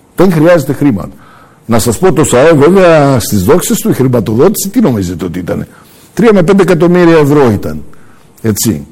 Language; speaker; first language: Greek; early bilingual, heritage; Greek